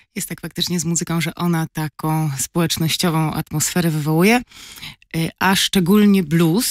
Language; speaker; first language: Polish; native; Polish